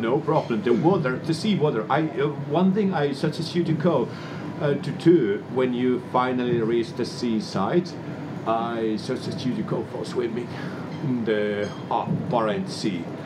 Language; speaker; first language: English; non-native, fluent; Finnish